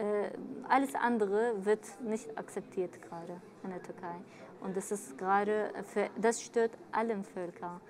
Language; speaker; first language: German; early bilingual, other home language; Kurdish